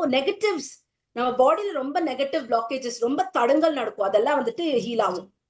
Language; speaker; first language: Tamil; native; Tamil